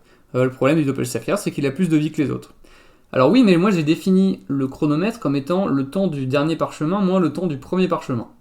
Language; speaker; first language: French; native; French